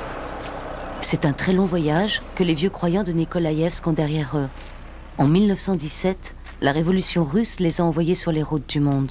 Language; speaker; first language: French; native; French